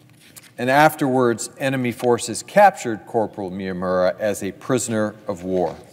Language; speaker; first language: English; native; English